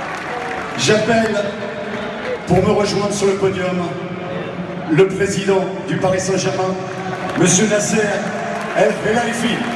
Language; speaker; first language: French; native; French